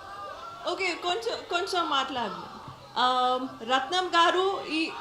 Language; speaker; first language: Telugu; non-native, learner; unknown